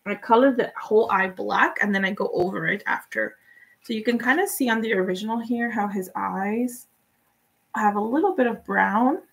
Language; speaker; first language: English; non-native, fluent; Spanish